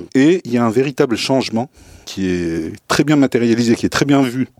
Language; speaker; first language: French; non-native, local second language; Tachelhit